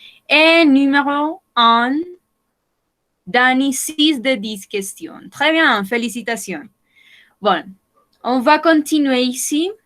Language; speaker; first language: French; non-native, fluent; Spanish